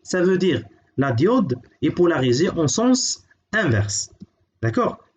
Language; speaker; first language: French; non-native, local second language; Arabic